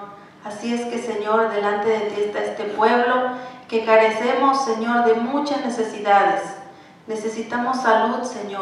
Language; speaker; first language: Spanish; native; Spanish